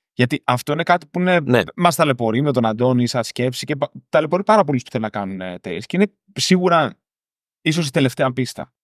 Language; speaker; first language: Greek; native; Greek